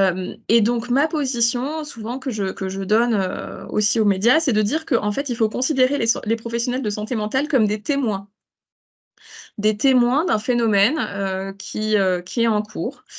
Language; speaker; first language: French; native; French